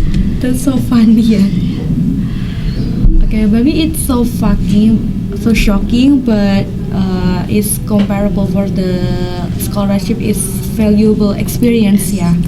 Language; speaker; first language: English; non-native, learner; Indonesian